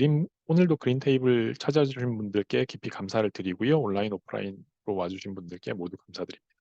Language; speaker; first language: Korean; native; Korean